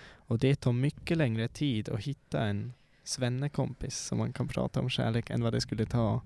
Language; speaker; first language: Swedish; non-native, fluent; Swiss German